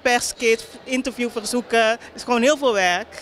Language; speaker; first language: Dutch; native; Dutch